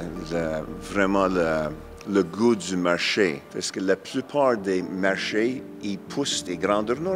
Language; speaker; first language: French; non-native, fluent; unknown